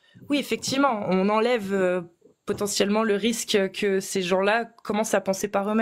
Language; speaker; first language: French; native; French